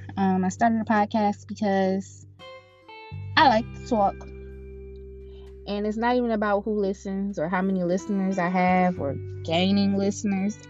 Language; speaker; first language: English; native; English